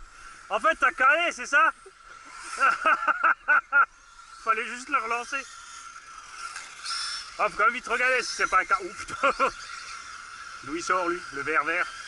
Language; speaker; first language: French; native; French